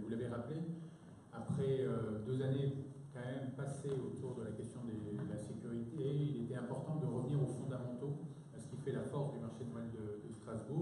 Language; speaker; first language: French; native; French